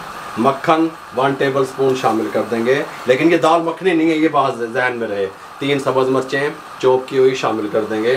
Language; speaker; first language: Hindi; non-native, local second language; Punjabi